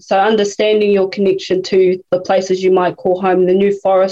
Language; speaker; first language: English; native; English